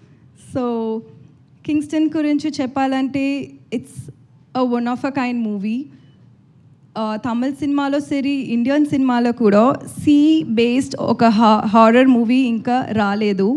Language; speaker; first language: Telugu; non-native, learner; Tamil